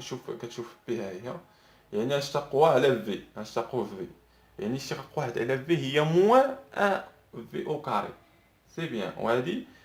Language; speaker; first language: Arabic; native; Arabic